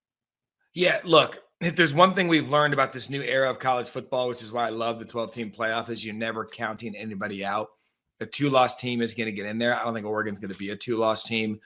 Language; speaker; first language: English; native; English